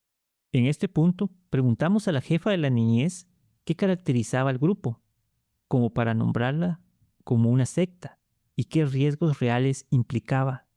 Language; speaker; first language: Spanish; native; Spanish